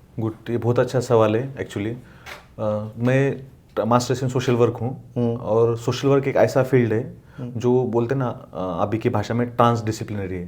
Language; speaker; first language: Hindi; non-native, local second language; Marathi